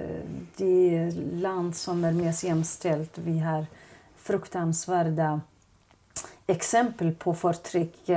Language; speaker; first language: Swedish; non-native, fluent; Kurdish